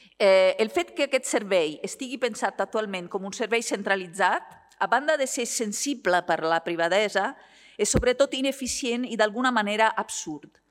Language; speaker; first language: Catalan; non-native, fluent; Italian